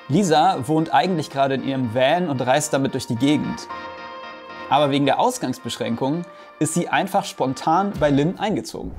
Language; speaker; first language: German; native; German